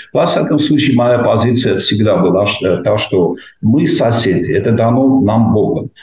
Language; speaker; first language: Russian; non-native, local second language; Armenian